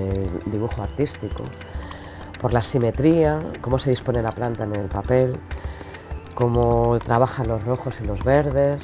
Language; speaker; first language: Spanish; native; Spanish